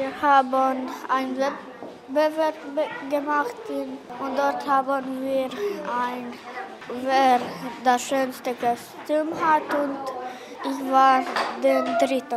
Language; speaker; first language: German; non-native, learner; Romanian